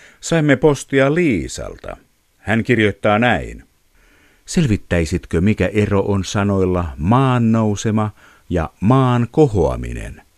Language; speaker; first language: Finnish; native; Finnish